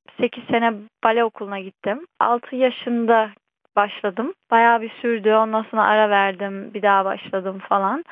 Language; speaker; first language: Turkish; early bilingual, heritage; Turkish